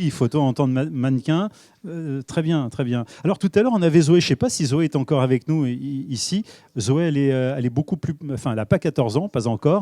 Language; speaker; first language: French; native; French